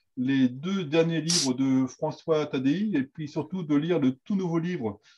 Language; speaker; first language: French; native; French